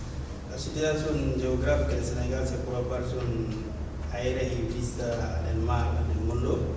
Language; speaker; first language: Spanish; non-native, learner; Wolof